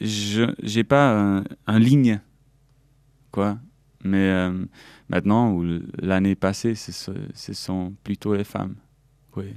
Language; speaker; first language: French; non-native, local second language; German